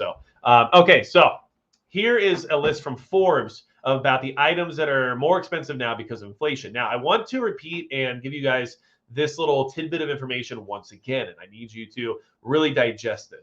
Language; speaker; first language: English; native; English